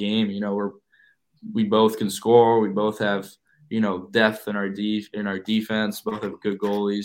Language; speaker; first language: English; native; English